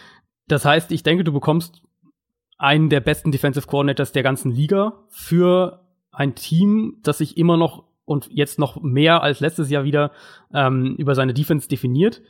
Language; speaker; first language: German; native; German